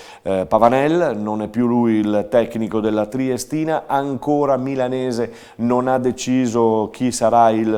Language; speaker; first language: Italian; native; Italian